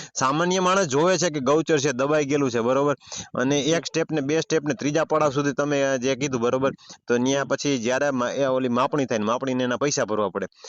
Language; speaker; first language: Gujarati; native; Gujarati